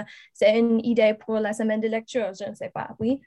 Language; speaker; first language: French; non-native, learner; English